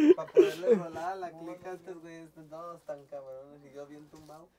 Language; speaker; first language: Spanish; native; Spanish